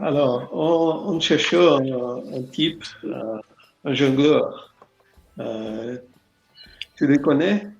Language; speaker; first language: French; non-native, learner; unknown